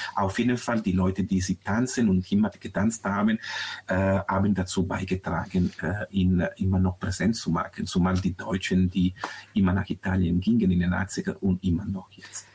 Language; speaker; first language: German; non-native, fluent; Italian